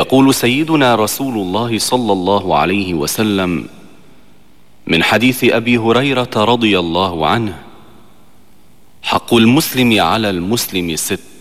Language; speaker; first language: Arabic; native; Arabic